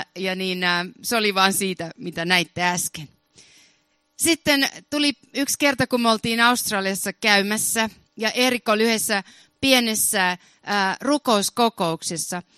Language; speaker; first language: Finnish; early bilingual, heritage; Finnish